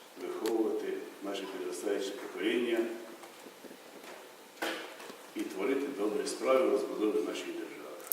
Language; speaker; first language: Ukrainian; native; Ukrainian